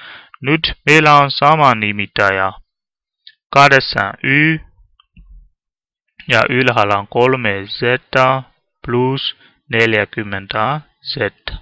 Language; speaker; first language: Finnish; non-native, learner; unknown